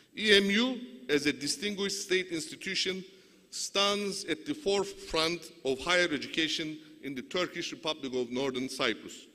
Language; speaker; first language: English; non-native, fluent; Turkish